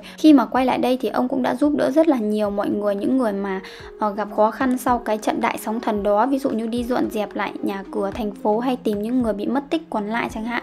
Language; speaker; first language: Vietnamese; native; Vietnamese